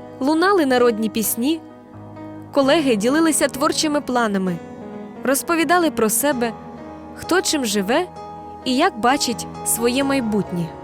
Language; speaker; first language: Ukrainian; native; Ukrainian